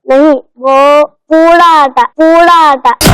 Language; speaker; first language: Hindi; non-native, learner; Telugu